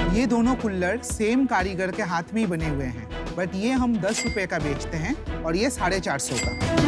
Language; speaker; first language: Hindi; non-native, local second language; Bangla